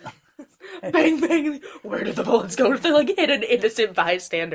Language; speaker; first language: English; native; English